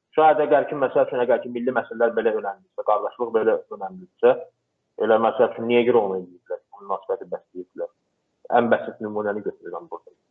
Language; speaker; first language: Azerbaijani; non-native, local second language; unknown